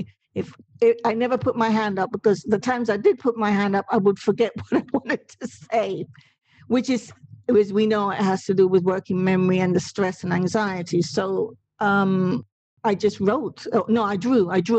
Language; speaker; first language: English; non-native, fluent; Spanish